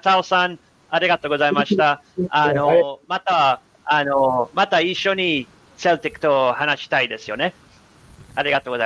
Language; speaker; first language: Japanese; non-native, learner; English